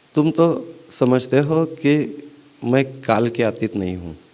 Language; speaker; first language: Hindi; non-native, local second language; Marathi